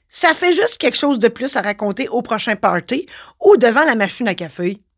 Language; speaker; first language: French; native; French